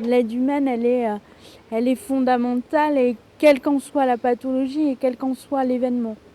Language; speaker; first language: French; native; French